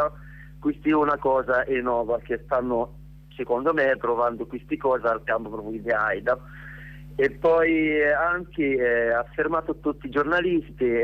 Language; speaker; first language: Italian; non-native, learner; Arabic